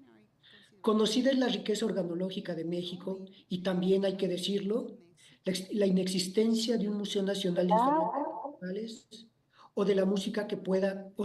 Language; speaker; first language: Spanish; native; Spanish